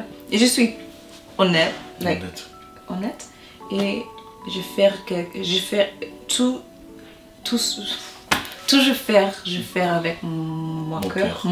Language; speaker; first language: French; non-native, learner; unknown